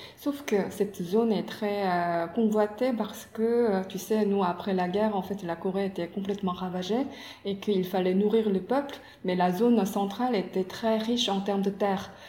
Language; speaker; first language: French; non-native, fluent; Korean